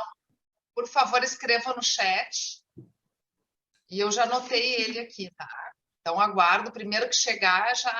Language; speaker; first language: Portuguese; native; Portuguese